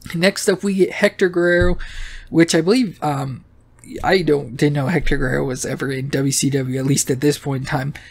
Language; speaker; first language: English; native; English